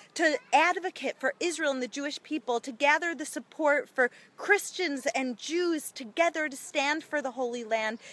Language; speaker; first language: English; native; English